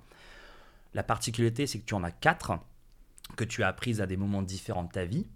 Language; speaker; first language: French; native; French